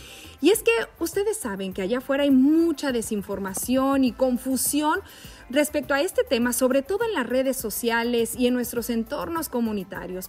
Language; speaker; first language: Spanish; native; Spanish